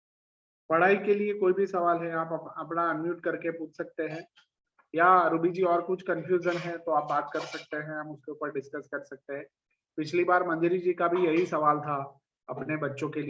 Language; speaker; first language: Hindi; native; Hindi